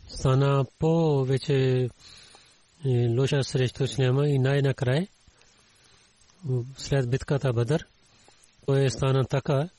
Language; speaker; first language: Bulgarian; non-native, learner; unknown